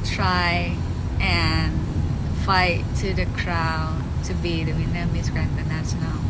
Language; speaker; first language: English; non-native, learner; Thai